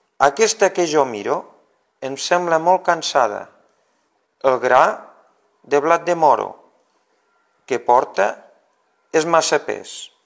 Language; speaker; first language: Catalan; native; Catalan